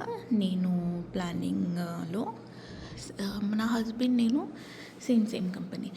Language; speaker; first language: Telugu; non-native, learner; Marathi